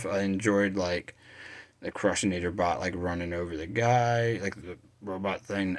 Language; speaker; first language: English; native; English